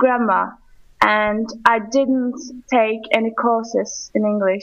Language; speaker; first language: English; non-native, learner; Turkish